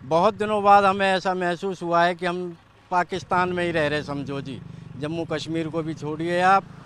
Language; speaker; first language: Hindi; native; Hindi